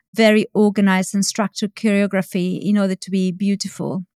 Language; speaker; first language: English; non-native, fluent; Spanish